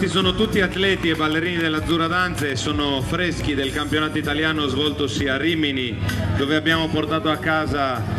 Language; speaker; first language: Italian; native; Italian